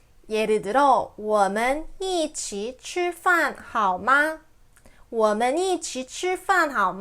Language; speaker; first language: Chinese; non-native, fluent; Korean